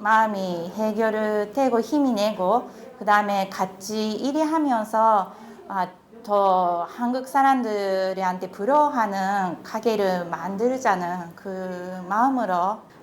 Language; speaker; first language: Korean; non-native, fluent; Japanese